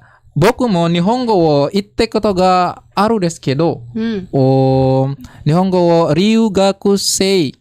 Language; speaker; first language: Japanese; non-native, learner; Indonesian